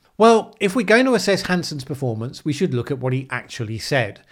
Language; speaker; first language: English; native; English